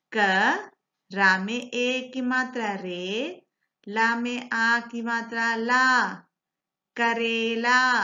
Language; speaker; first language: Hindi; non-native, local second language; Telugu